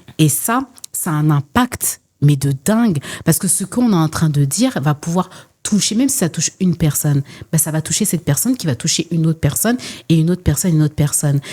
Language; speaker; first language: French; early bilingual, other home language; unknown